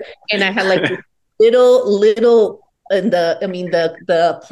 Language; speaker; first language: English; non-native, fluent; Spanish